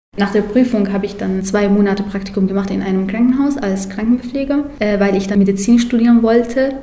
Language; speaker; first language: German; non-native, fluent; Arabic